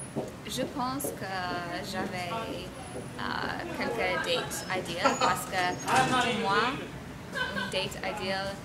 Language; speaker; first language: French; non-native, learner; English